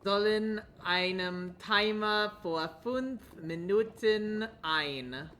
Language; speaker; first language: German; non-native, learner; English